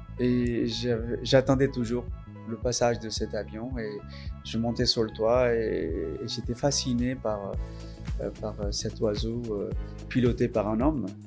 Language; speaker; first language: French; non-native, fluent; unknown